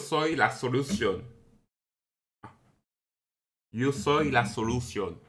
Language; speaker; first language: Spanish; non-native, learner; French